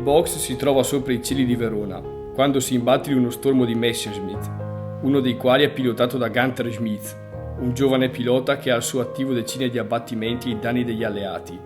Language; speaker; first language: Italian; native; Italian